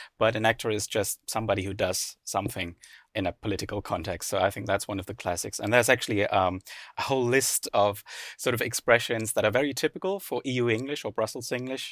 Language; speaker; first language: English; non-native, fluent; German